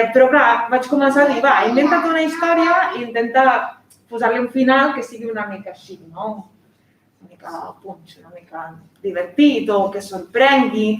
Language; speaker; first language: Catalan; non-native, fluent; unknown